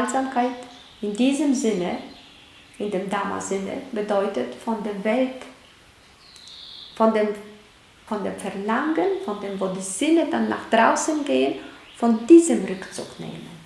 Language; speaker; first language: German; non-native, fluent; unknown